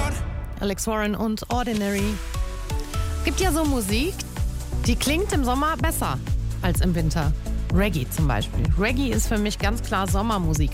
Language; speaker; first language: German; native; German